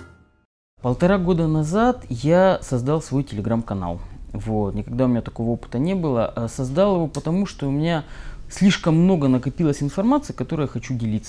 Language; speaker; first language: Russian; native; Russian